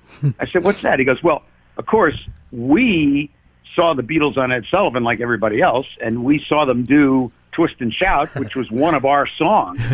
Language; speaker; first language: English; native; English